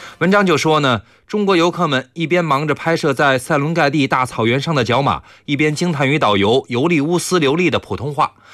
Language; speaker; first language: Chinese; native; Chinese